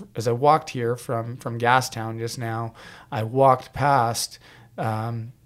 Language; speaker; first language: English; native; English